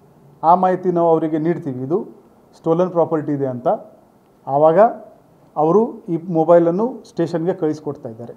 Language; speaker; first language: Kannada; non-native, local second language; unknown